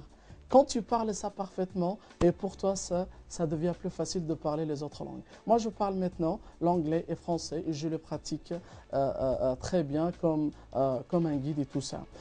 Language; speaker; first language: French; non-native, fluent; Arabic